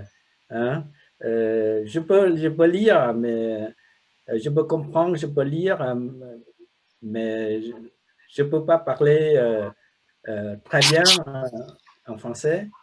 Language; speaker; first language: French; non-native, learner; Vietnamese